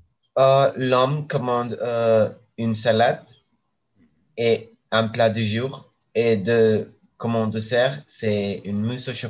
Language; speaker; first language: French; non-native, learner; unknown